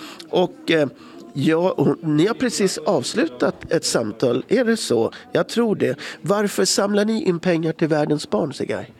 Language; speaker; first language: Swedish; native; Swedish